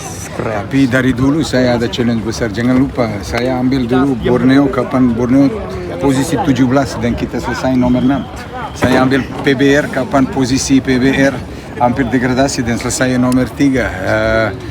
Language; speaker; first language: Indonesian; non-native, fluent; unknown